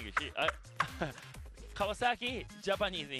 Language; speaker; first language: English; non-native, learner; Japanese